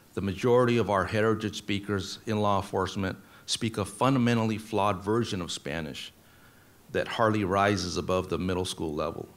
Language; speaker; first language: English; native; English